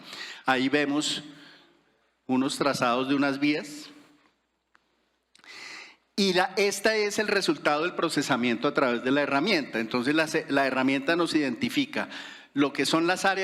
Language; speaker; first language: Spanish; native; Spanish